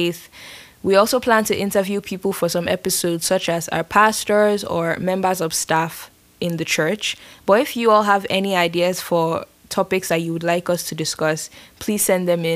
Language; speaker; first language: English; non-native, local second language; Yoruba